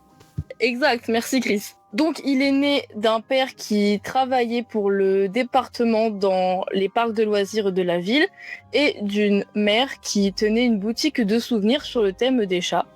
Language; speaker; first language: French; native; French